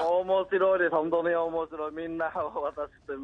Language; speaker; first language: Japanese; non-native, learner; Vietnamese